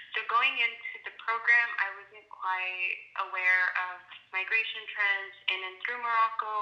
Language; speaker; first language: English; native; English